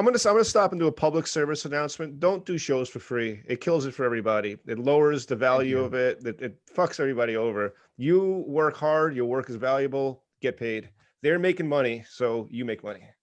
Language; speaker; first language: English; native; English